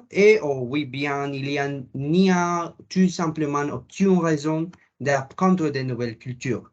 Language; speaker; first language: French; non-native, learner; Spanish